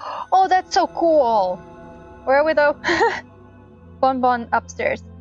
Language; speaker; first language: English; non-native, fluent; Russian